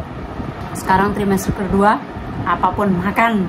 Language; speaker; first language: Indonesian; native; Indonesian